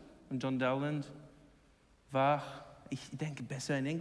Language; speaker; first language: German; non-native, learner; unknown